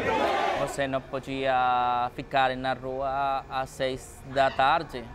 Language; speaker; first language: Portuguese; non-native, fluent; Spanish